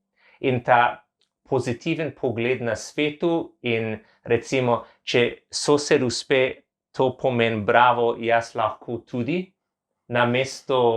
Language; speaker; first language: Slovenian; non-native, learner; English